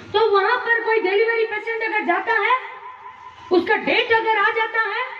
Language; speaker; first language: Hindi; non-native, local second language; Bangla